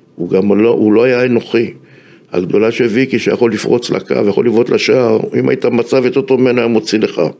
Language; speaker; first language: Hebrew; native; Hebrew